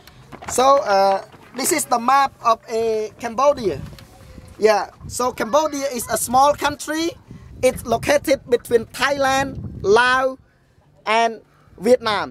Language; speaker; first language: English; non-native, fluent; Khmer